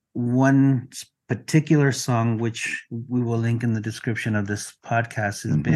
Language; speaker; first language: English; non-native, fluent; Spanish